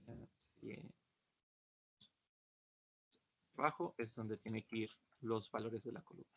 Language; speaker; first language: Spanish; native; Spanish